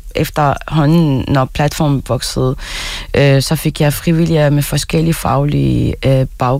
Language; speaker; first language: Danish; non-native, fluent; Arabic